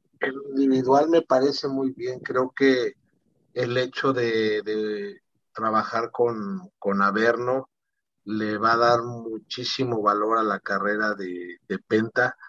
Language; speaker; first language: Spanish; native; Spanish